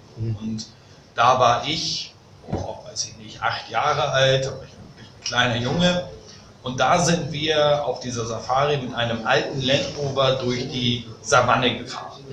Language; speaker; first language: German; native; German